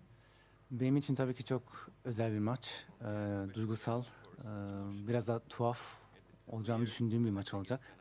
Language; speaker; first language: Turkish; early bilingual, heritage; Turkish